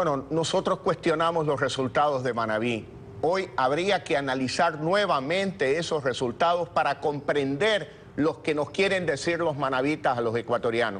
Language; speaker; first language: Spanish; native; Spanish